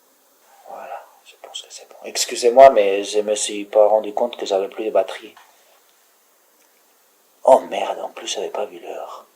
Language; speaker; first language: French; native; French